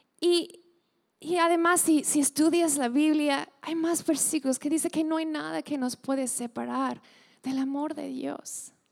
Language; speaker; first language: Spanish; non-native, fluent; English